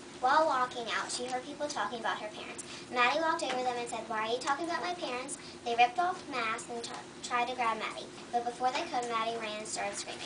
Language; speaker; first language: English; native; English